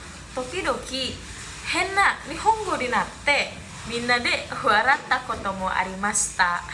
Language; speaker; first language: Japanese; non-native, learner; Indonesian